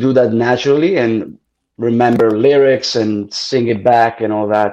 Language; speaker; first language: English; non-native, fluent; Italian